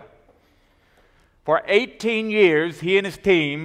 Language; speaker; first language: English; native; English